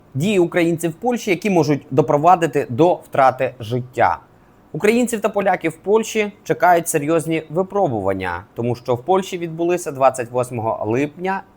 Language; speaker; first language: Ukrainian; native; Ukrainian